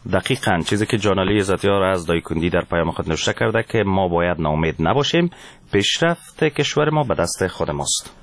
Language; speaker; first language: Persian; native; Persian